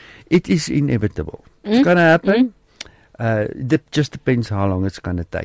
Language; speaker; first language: English; non-native, local second language; Afrikaans